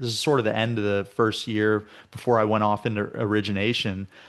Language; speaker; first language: English; native; English